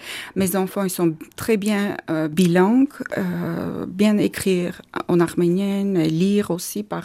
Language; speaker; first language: French; non-native, learner; Armenian